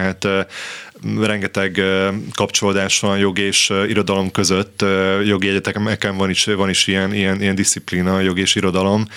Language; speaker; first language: Hungarian; native; Hungarian